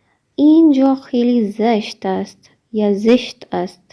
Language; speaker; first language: Persian; non-native, fluent; Urdu